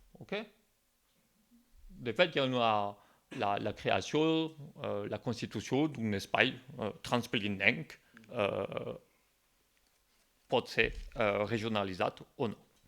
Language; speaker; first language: Catalan; non-native, local second language; French